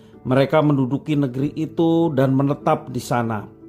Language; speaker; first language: Indonesian; native; Indonesian